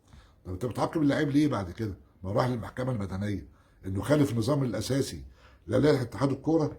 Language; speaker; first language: Arabic; native; Arabic